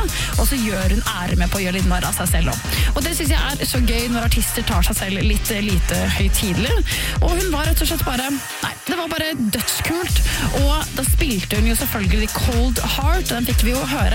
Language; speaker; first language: Norwegian; native; Norwegian